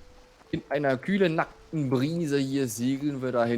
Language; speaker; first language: German; native; German